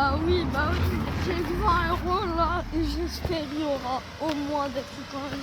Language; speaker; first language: French; native; French